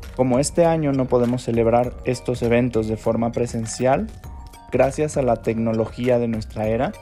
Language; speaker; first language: Spanish; non-native, fluent; Chinese